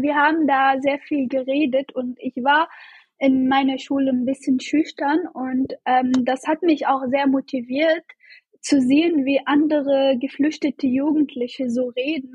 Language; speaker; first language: German; non-native, fluent; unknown